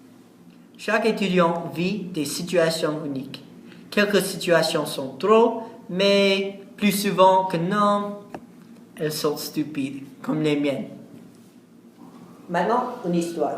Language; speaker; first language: French; non-native, learner; English